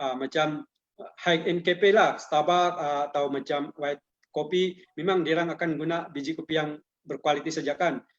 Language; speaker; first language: Malay; non-native, local second language; Central Dusun